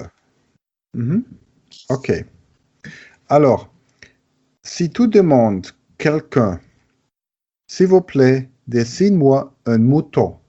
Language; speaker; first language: French; non-native, learner; German